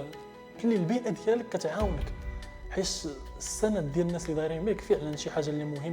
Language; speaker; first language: Arabic; native; Arabic